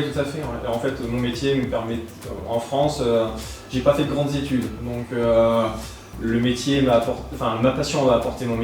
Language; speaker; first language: French; native; French